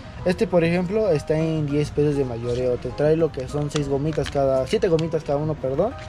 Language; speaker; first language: Spanish; native; Spanish